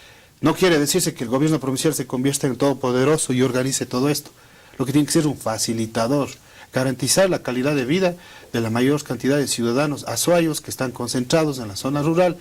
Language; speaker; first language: Spanish; native; Spanish